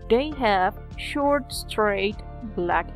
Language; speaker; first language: English; non-native, fluent; Spanish